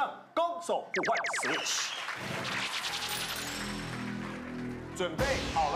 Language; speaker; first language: Chinese; native; Chinese